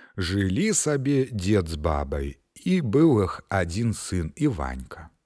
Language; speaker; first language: Belarusian; native; Belarusian